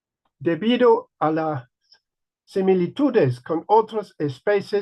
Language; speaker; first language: Spanish; non-native, learner; English